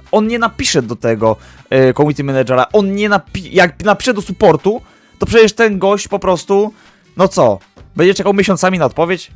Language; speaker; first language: Polish; native; Polish